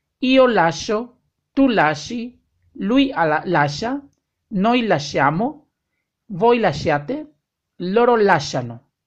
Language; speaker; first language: Italian; non-native, fluent; Spanish